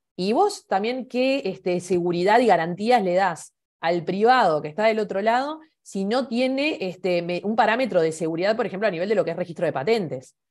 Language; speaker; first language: Spanish; native; Spanish